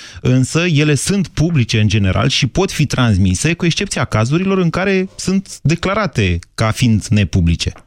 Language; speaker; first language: Romanian; native; Romanian